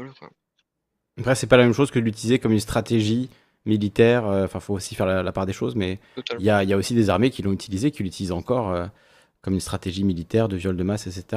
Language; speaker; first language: French; native; French